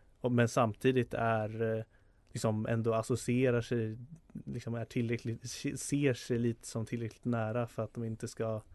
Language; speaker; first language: Swedish; native; Swedish